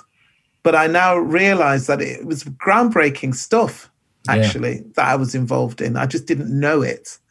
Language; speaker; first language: English; native; English